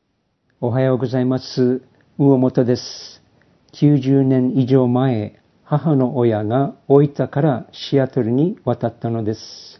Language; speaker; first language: Japanese; early bilingual, heritage; Japanese